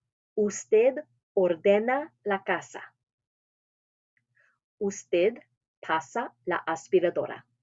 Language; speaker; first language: Spanish; non-native, fluent; English